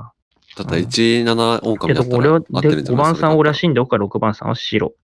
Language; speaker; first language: Japanese; native; Japanese